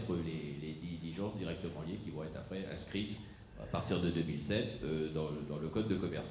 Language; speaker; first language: French; native; French